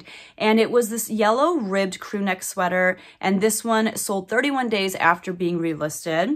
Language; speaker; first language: English; native; English